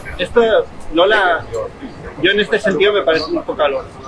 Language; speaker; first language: Spanish; native; Spanish